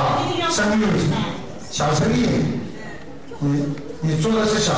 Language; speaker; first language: Chinese; native; Chinese